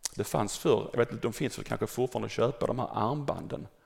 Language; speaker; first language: Swedish; native; Swedish